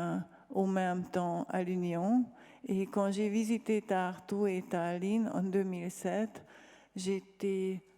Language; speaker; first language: French; non-native, fluent; Hungarian